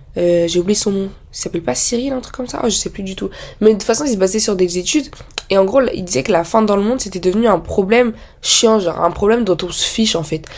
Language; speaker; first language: French; native; French